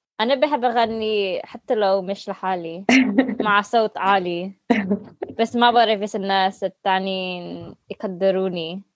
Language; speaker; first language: Arabic; non-native, learner; English